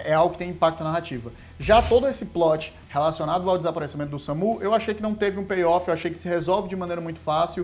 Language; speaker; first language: Portuguese; native; Portuguese